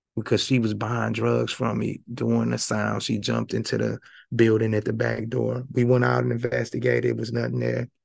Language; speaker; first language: English; native; English